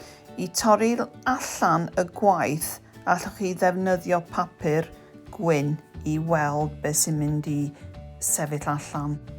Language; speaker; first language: Welsh; non-native, local second language; English